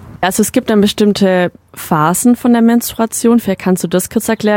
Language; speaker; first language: German; native; German